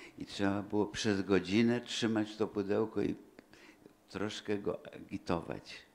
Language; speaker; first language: Polish; native; Polish